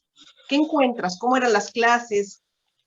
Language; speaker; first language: Spanish; native; Spanish